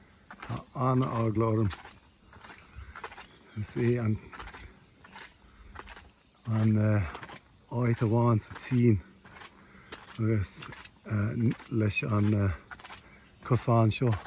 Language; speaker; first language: Irish; non-native, learner; English